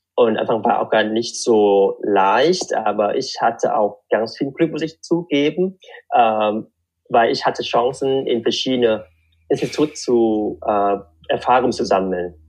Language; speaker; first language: German; non-native, fluent; Vietnamese